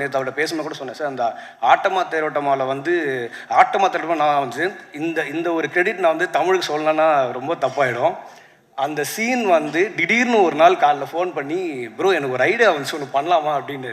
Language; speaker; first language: Tamil; native; Tamil